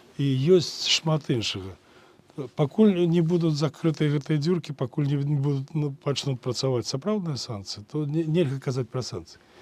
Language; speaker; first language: Belarusian; native; Belarusian